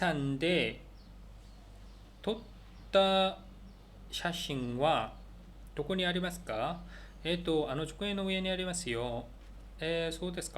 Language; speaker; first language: Japanese; non-native, learner; Korean